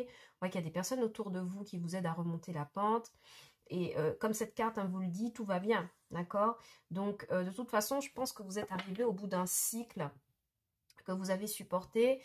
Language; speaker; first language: French; native; French